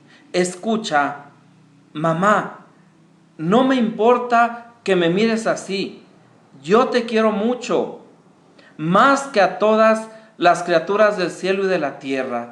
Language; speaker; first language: Spanish; native; Spanish